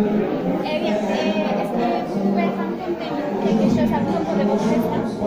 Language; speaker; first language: French; non-native, learner; Spanish